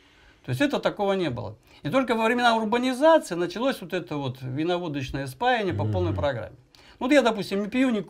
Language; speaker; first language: Russian; native; Russian